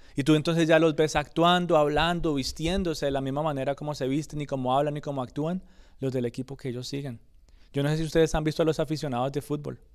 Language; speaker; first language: Spanish; early bilingual, other home language; English